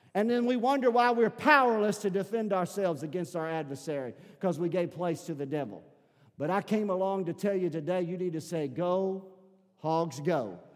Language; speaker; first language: English; native; English